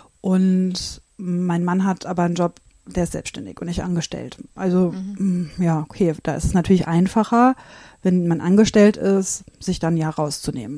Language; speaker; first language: German; native; German